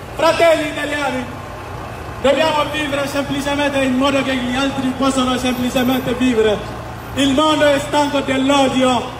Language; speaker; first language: Italian; non-native, learner; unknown